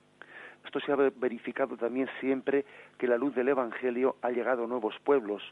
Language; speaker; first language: Spanish; native; Spanish